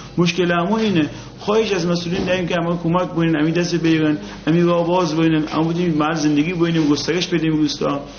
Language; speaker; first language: Persian; non-native, local second language; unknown